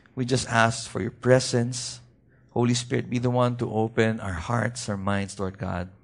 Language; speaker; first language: English; non-native, local second language; Filipino